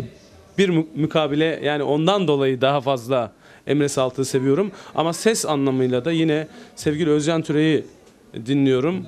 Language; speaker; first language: Turkish; native; Turkish